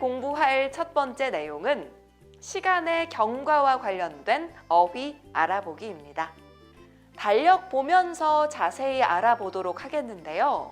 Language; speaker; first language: Korean; native; Korean